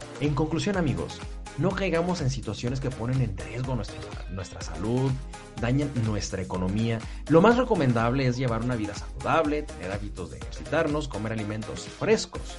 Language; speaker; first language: Spanish; native; Spanish